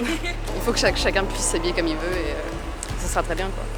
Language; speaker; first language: French; native; French